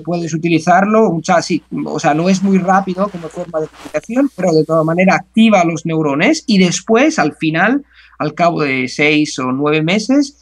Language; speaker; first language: Spanish; non-native, fluent; Italian